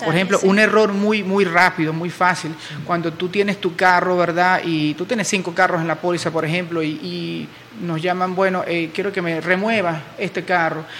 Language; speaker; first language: Spanish; native; Spanish